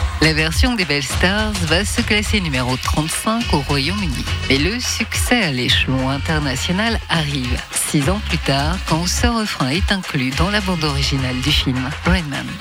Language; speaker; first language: French; native; French